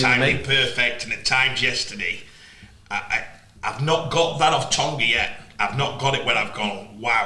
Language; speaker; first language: English; native; English